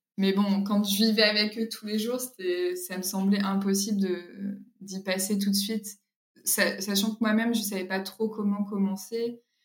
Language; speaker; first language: French; native; French